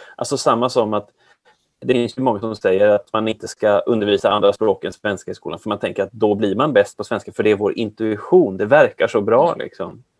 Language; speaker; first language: Swedish; native; Swedish